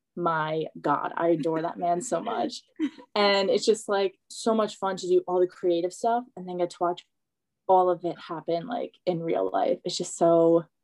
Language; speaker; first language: English; native; English